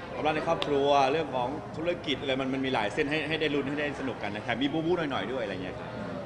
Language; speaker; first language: Thai; native; Thai